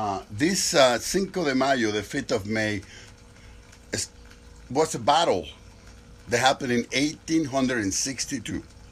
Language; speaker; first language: English; non-native, fluent; Spanish